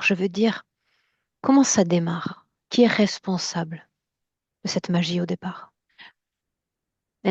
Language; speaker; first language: French; native; French